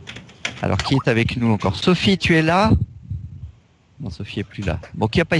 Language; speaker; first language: French; native; French